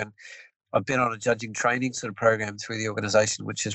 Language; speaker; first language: English; native; English